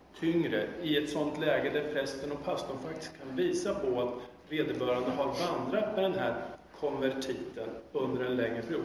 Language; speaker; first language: Swedish; native; Swedish